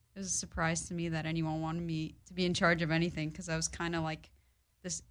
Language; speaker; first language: English; early bilingual, other home language; Polish